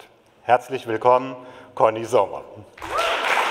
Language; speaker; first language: German; native; German